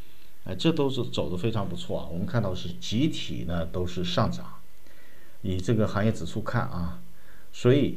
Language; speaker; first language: Chinese; native; Chinese